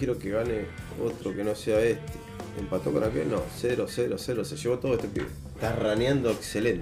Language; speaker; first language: Spanish; native; Spanish